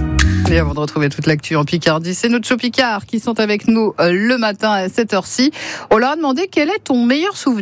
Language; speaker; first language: French; native; French